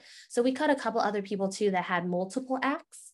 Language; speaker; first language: English; native; English